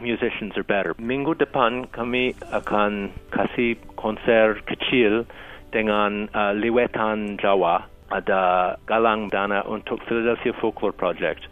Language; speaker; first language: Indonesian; non-native, fluent; English